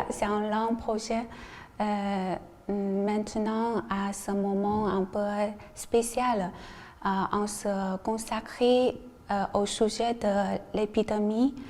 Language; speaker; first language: French; non-native, learner; Chinese